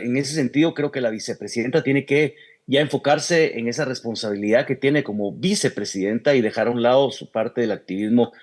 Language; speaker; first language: Spanish; native; Spanish